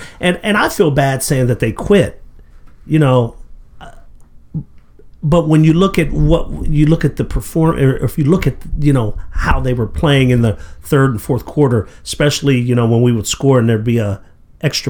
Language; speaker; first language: English; native; English